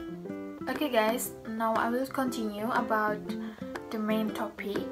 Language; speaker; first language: English; non-native, learner; Indonesian